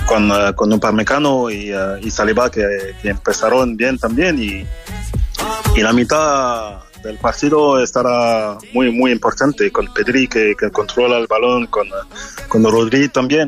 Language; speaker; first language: Spanish; non-native, learner; French